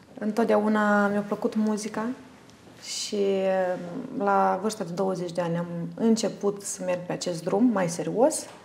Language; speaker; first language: Romanian; native; Romanian